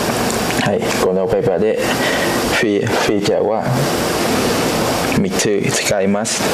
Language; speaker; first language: Japanese; non-native, learner; Cantonese